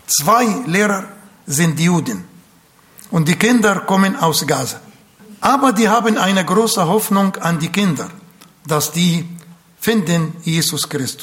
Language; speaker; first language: German; non-native, fluent; Arabic